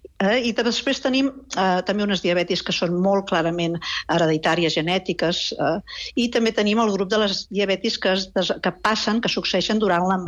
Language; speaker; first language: Catalan; native; Catalan